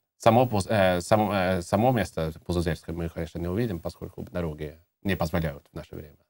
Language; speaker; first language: Russian; native; Russian